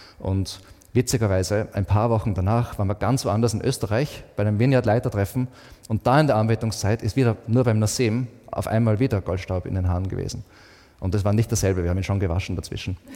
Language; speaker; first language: German; native; German